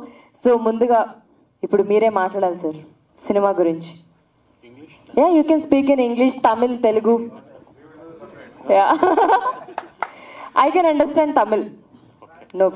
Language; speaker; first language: Telugu; native; Telugu